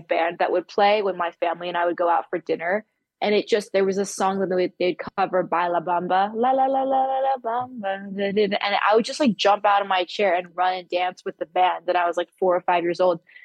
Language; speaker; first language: English; native; English